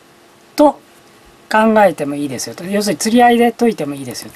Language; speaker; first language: Japanese; native; Japanese